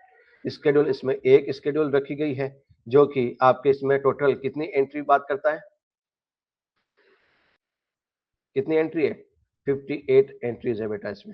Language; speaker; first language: Hindi; native; Hindi